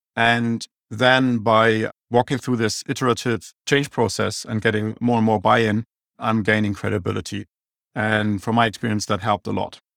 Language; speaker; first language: English; non-native, fluent; German